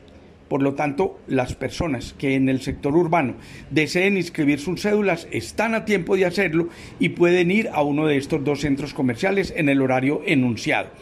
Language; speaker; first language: Spanish; native; Spanish